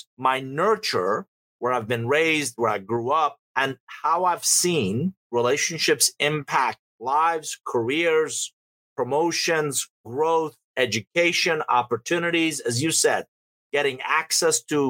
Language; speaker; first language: English; non-native, fluent; Persian